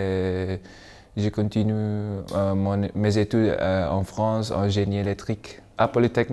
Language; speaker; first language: French; non-native, learner; Malay